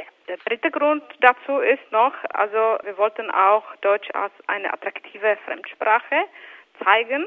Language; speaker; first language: German; non-native, fluent; Czech